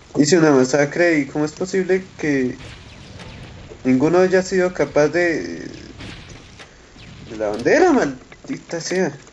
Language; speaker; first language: Spanish; native; Spanish